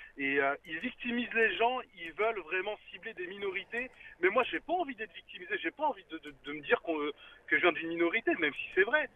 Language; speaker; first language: French; early bilingual, other home language; Kurdish